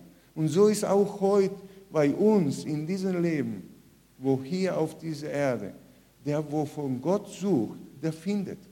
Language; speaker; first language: German; non-native, fluent; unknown